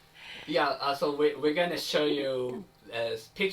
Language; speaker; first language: English; non-native, learner; Japanese